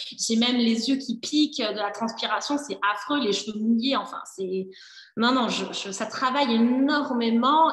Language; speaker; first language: French; native; French